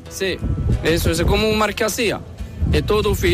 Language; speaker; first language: Spanish; non-native, learner; Arabic